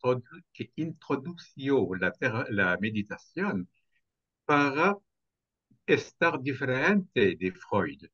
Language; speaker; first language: Spanish; non-native, fluent; French